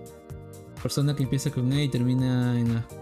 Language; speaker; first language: Spanish; native; Spanish